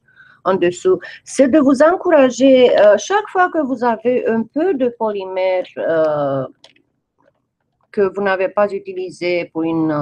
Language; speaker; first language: French; non-native, fluent; English